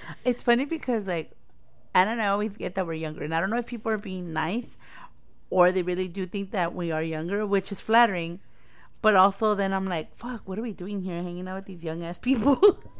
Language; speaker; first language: English; early bilingual, other home language; Spanish